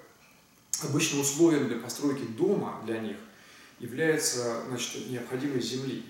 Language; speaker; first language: Russian; native; Russian